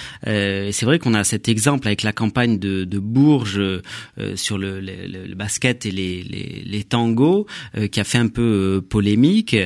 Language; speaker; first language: French; native; French